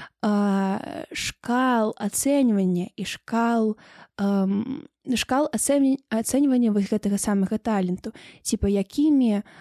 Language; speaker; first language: Belarusian; non-native, local second language; Russian